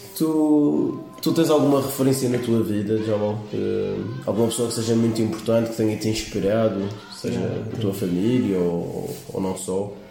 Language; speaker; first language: Portuguese; native; Portuguese